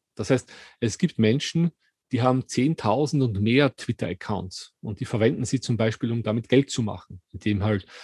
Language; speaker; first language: German; native; German